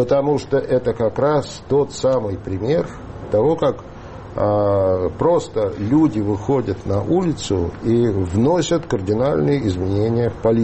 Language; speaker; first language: Russian; native; Russian